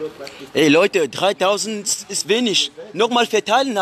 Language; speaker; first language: German; non-native, fluent; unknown